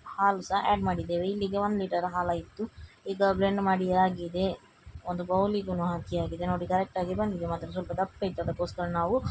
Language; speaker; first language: Kannada; non-native, local second language; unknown